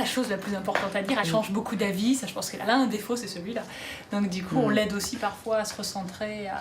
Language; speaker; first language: French; native; French